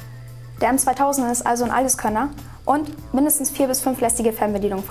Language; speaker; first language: German; native; German